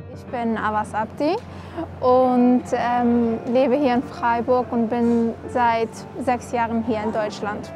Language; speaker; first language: German; non-native, fluent; Kurdish